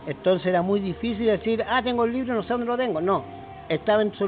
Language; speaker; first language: Spanish; native; Spanish